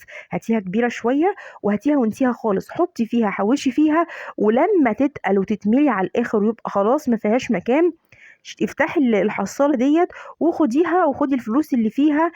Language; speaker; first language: Arabic; native; Arabic